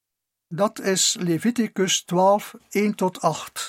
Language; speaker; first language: Dutch; native; Dutch